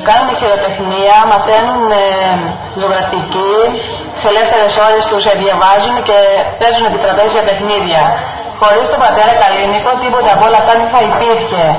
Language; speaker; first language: Greek; native; Greek